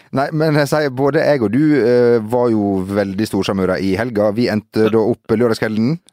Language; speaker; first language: Norwegian; native; Norwegian